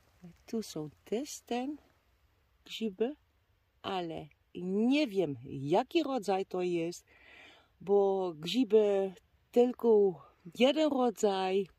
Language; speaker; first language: Polish; non-native, learner; Dutch